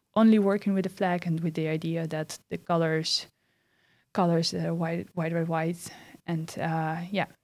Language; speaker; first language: English; non-native, fluent; Russian